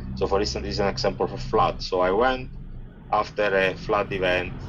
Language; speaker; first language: English; non-native, fluent; Italian